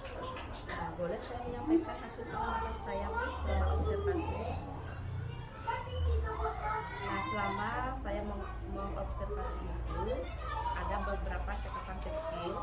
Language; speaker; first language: Indonesian; native; Indonesian